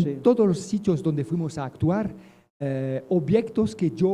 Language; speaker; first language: Spanish; non-native, learner; French